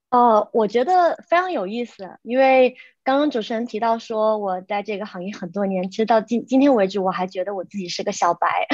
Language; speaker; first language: Chinese; native; Chinese